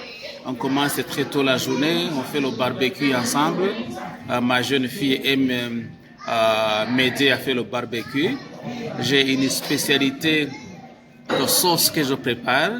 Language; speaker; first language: French; non-native, local second language; Kinyarwanda